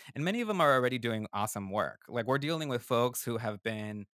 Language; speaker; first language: English; early bilingual, other home language; Spanish